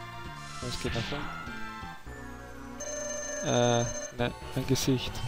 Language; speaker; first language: German; native; German